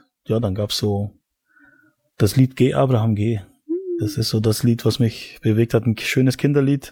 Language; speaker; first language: German; native; German